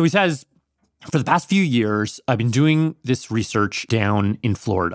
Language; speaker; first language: English; native; English